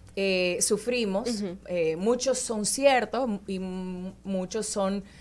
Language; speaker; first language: Spanish; native; Spanish